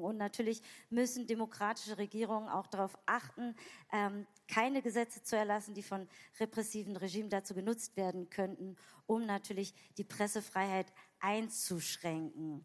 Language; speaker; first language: German; native; German